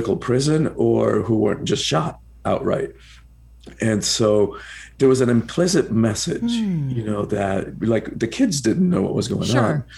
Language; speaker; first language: English; early bilingual, other home language; Spanish